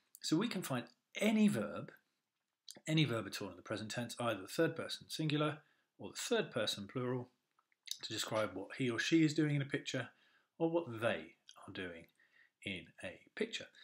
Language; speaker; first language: English; native; English